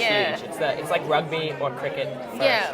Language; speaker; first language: English; native; English